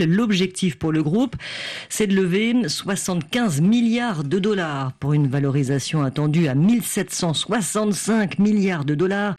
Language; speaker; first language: French; native; French